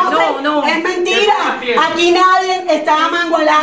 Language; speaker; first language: Spanish; native; Spanish